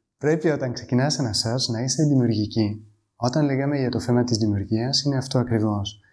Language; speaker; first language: Greek; non-native, fluent; French